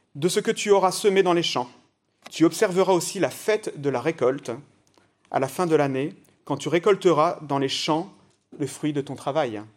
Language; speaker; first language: French; native; French